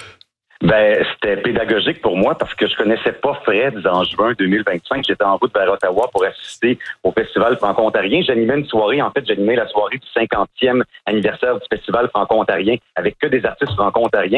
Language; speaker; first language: French; native; French